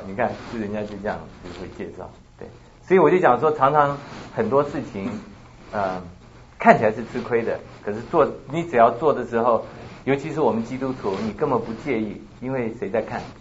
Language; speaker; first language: Chinese; native; Chinese